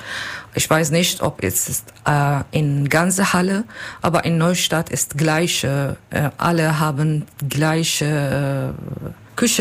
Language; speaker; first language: German; non-native, learner; Kurdish